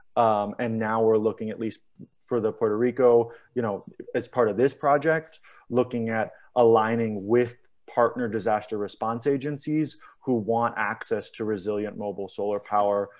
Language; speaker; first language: English; native; English